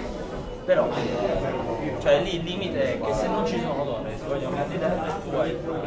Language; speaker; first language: Italian; native; Italian